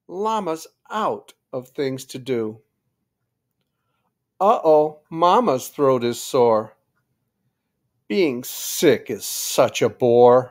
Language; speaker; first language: English; native; English